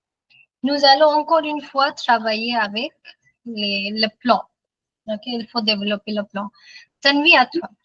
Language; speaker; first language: French; non-native, fluent; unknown